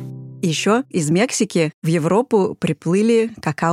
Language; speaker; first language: Russian; native; Russian